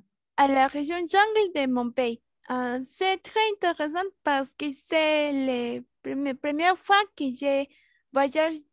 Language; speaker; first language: French; non-native, learner; Spanish